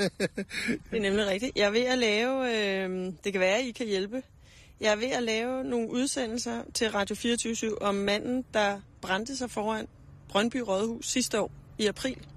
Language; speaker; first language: Danish; native; Danish